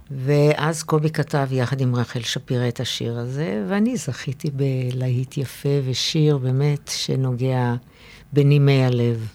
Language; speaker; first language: Hebrew; native; Hebrew